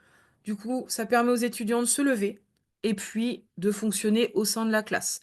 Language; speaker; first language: French; native; French